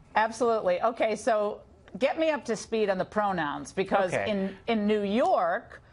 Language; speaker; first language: English; native; English